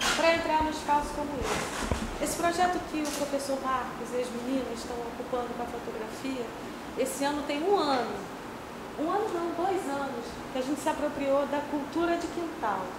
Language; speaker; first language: Portuguese; native; Portuguese